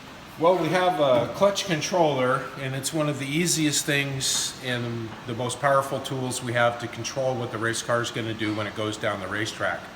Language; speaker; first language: English; native; English